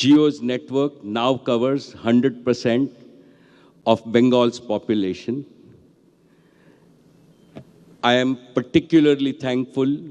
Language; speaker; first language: English; non-native, local second language; Gujarati